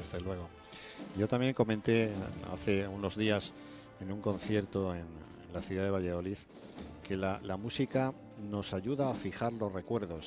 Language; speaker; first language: Spanish; native; Spanish